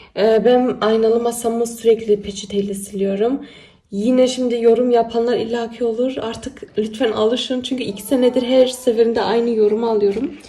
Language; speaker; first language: Turkish; early bilingual, heritage; Turkish